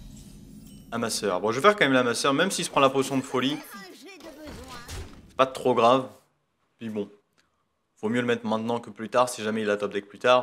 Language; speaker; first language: French; native; French